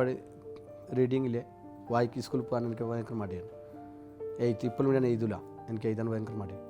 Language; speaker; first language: Malayalam; non-native, local second language; Assamese